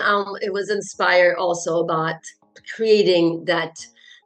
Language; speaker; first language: English; non-native, fluent; French